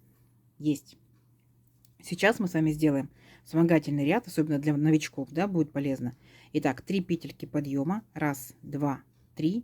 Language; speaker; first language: Russian; native; Russian